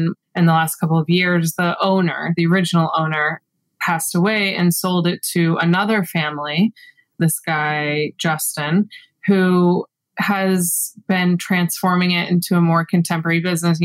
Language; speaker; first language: English; native; English